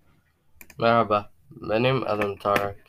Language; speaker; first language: Turkish; non-native, learner; English